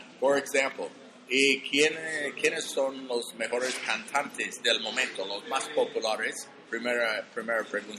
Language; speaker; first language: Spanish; non-native, fluent; English